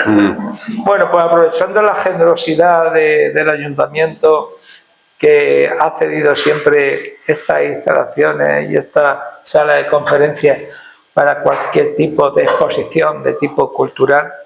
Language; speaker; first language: Spanish; native; Spanish